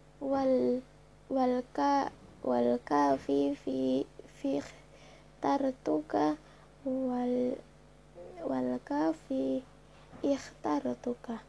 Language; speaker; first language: Arabic; non-native, learner; Indonesian